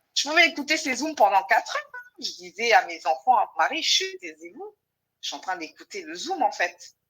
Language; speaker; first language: French; non-native, local second language; Wolof